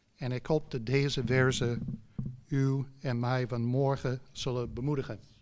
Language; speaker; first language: Dutch; non-native, fluent; English